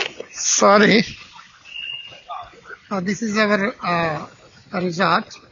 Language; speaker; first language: English; non-native, local second language; Telugu